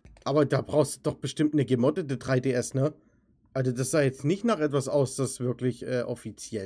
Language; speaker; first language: German; native; German